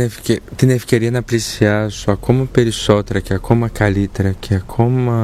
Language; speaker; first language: Greek; non-native, learner; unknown